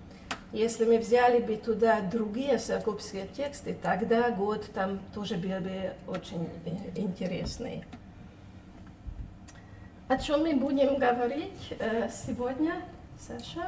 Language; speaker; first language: Russian; non-native, fluent; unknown